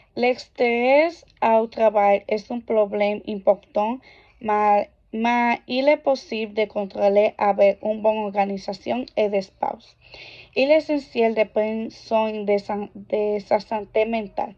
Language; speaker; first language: French; non-native, learner; Spanish